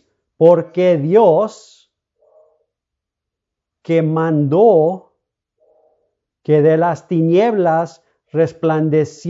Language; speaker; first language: Spanish; early bilingual, heritage; Spanish